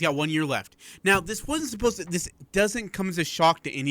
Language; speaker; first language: English; native; English